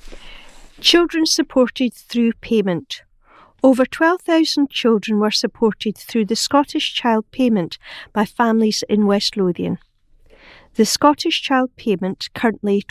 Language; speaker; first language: English; native; English